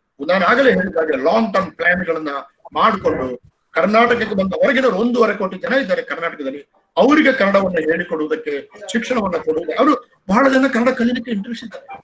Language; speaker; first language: Kannada; non-native, local second language; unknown